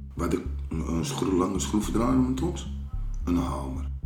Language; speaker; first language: Dutch; early bilingual, other home language; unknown